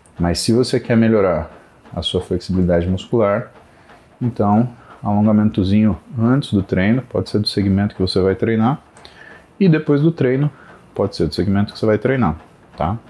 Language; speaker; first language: Portuguese; native; Portuguese